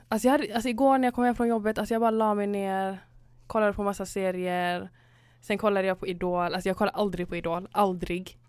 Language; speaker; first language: Swedish; early bilingual, other home language; Somali